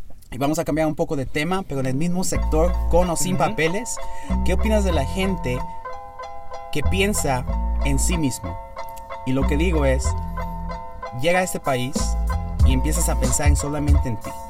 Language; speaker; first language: Spanish; early bilingual, heritage; Spanish